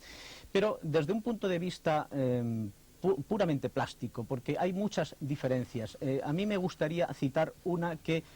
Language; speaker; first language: Spanish; native; Spanish